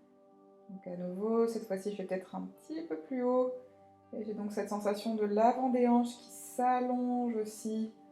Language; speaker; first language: French; native; French